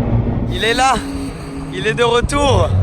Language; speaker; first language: French; native; French